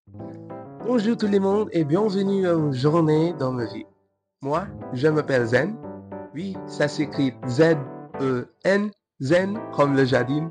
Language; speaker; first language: French; non-native, learner; Filipino